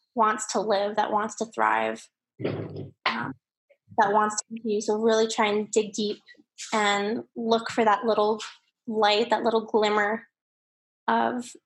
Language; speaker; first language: English; native; English